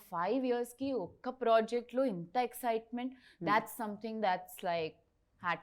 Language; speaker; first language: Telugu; non-native, local second language; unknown